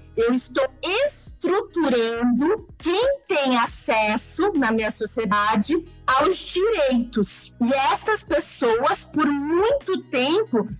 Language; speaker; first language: Portuguese; native; Portuguese